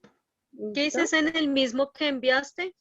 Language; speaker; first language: Spanish; native; Spanish